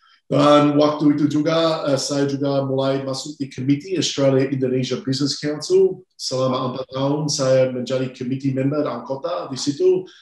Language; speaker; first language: Indonesian; non-native, fluent; English